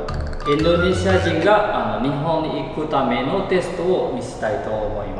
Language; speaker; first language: Japanese; non-native, learner; Indonesian